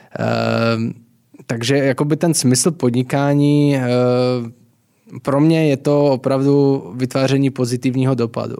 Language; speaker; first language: Czech; native; Czech